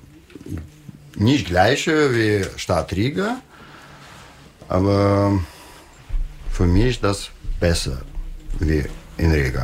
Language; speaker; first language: German; non-native, learner; Russian